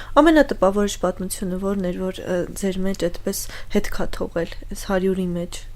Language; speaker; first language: Armenian; native; Armenian